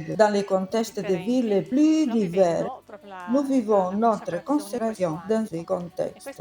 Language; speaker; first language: French; non-native, fluent; Italian